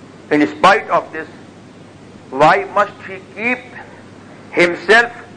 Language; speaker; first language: English; non-native, local second language; Urdu